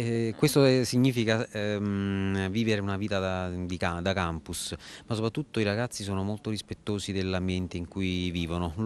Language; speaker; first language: Italian; native; Italian